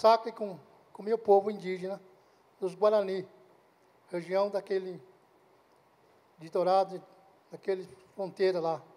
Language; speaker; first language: Portuguese; non-native, local second language; Guarani